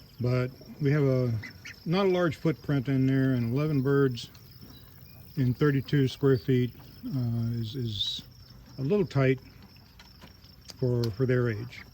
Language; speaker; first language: English; native; English